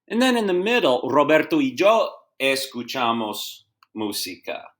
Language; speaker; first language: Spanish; non-native, fluent; English